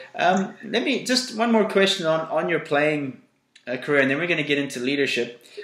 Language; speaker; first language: English; native; English